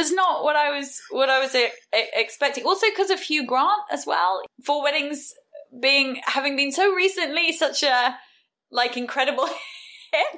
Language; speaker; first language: English; native; English